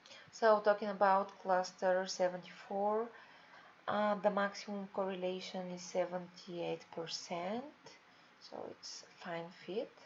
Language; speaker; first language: English; non-native, fluent; Bulgarian